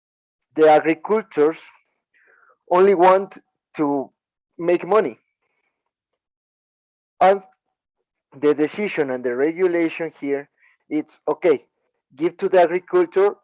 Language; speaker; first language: English; non-native, learner; Spanish